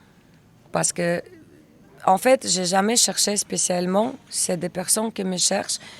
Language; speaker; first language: French; non-native, learner; Russian